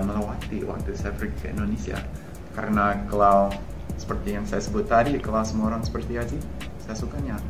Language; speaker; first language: Indonesian; non-native, fluent; English